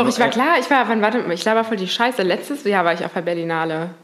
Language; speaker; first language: German; native; German